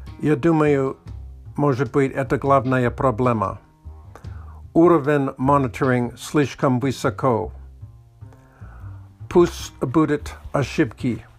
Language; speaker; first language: Russian; non-native, learner; English